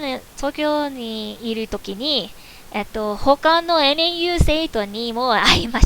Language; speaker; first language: Japanese; non-native, learner; English